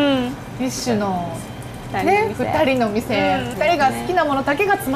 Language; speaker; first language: Japanese; native; Japanese